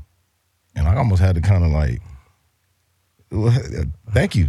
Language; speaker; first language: English; native; English